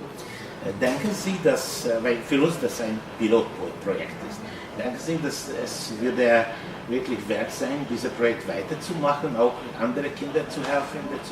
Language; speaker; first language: German; non-native, fluent; Hungarian